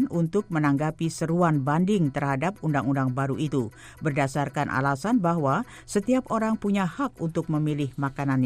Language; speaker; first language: Indonesian; native; Indonesian